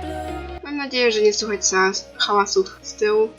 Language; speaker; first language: Polish; native; Polish